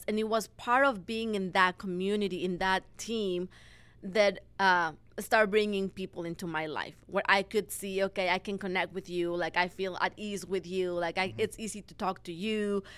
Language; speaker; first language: English; non-native, fluent; Spanish